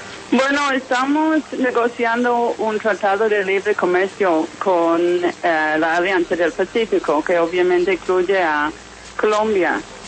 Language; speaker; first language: Spanish; non-native, fluent; English